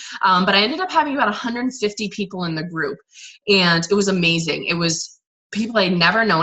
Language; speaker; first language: English; native; English